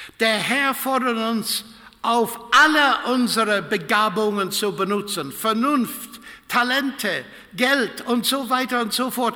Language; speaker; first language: German; non-native, fluent; English